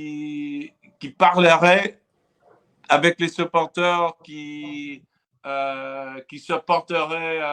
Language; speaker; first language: French; non-native, fluent; English